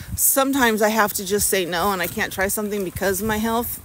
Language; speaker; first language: English; native; English